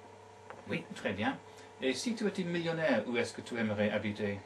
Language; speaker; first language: French; non-native, fluent; English